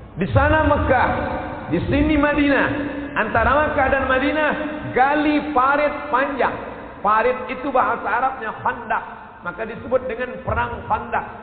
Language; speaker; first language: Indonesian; native; Indonesian